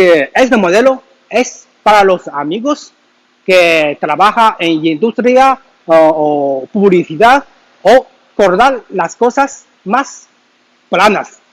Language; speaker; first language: Spanish; non-native, learner; Chinese